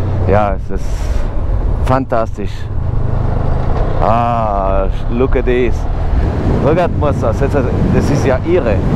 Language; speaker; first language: German; native; German